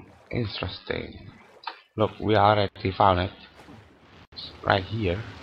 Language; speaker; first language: English; non-native, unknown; Indonesian